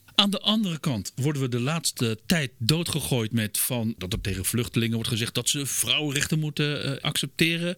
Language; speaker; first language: Dutch; native; Dutch